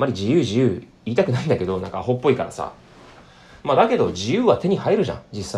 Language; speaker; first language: Japanese; native; Japanese